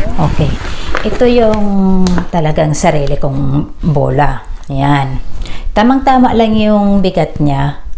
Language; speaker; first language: Filipino; native; Filipino